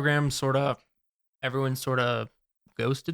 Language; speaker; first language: English; native; English